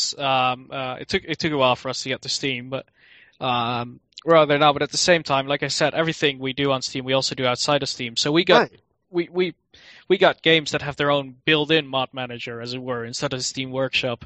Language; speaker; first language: English; non-native, fluent; Dutch